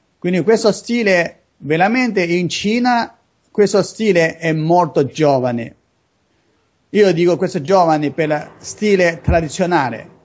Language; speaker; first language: Italian; non-native, learner; Chinese